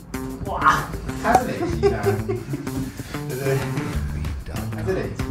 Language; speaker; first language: Chinese; native; Chinese